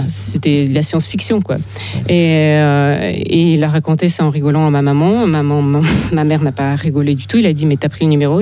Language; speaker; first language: French; non-native, fluent; Russian